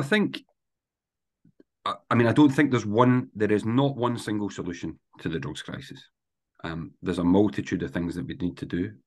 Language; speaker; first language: English; native; English